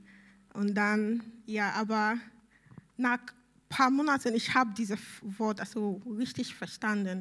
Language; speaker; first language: German; non-native, learner; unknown